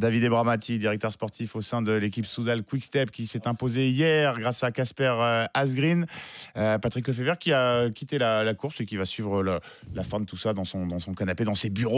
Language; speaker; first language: French; native; French